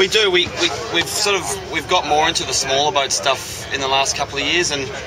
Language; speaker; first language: English; native; English